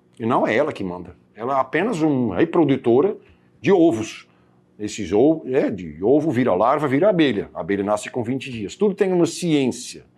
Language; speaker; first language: Portuguese; non-native, fluent; Dutch